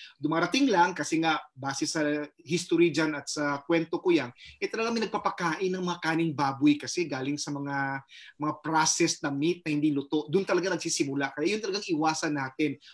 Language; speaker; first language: Filipino; non-native, local second language; Cebuano